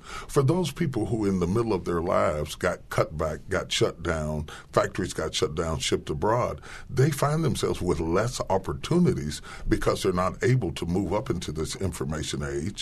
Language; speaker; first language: English; native; English